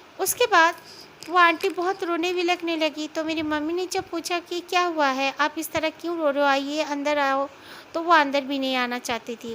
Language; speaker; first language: Hindi; non-native, local second language; Bangla